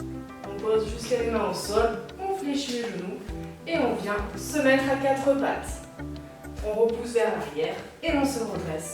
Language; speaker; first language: French; native; French